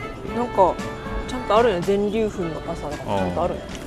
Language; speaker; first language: Japanese; native; Japanese